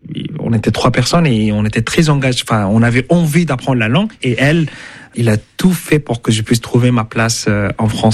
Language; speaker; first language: French; non-native, fluent; Arabic